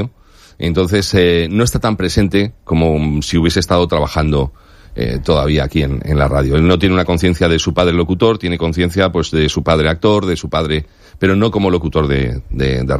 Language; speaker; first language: Spanish; native; Spanish